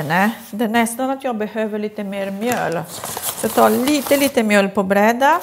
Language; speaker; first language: Swedish; non-native, fluent; Italian